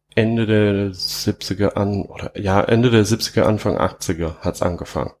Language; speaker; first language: German; non-native, fluent; English